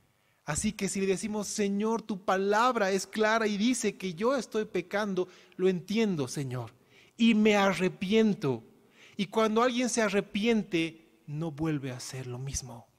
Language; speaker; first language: Spanish; native; Spanish